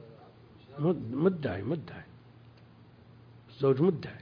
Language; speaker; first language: Arabic; native; Arabic